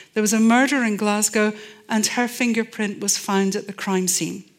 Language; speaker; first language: English; native; English